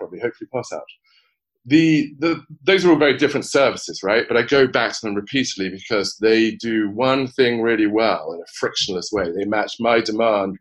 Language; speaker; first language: English; native; English